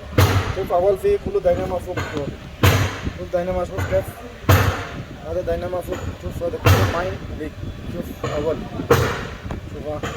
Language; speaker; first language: Arabic; non-native, learner; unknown